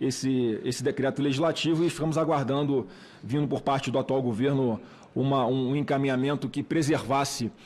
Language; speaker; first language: Portuguese; native; Portuguese